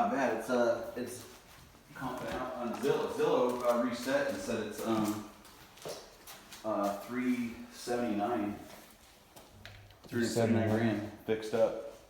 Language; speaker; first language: English; native; English